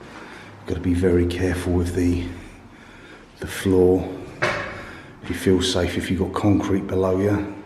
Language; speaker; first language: English; native; English